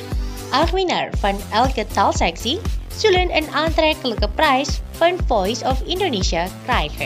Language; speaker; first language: Dutch; non-native, fluent; Indonesian